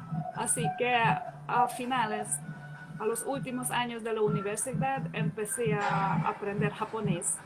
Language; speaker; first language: Spanish; non-native, fluent; Hungarian